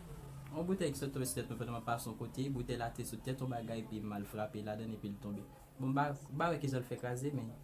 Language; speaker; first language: French; non-native, learner; Haitian Creole